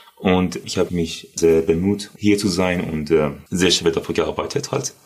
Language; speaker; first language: German; non-native, learner; Persian